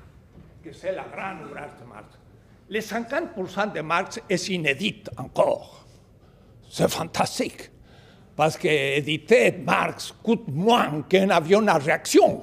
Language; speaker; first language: French; non-native, fluent; Spanish